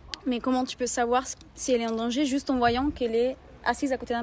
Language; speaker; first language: French; native; French